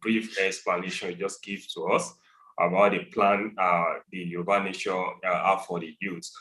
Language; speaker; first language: English; non-native, local second language; Yoruba